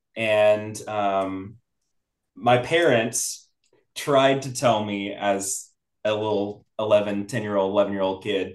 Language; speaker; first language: English; native; English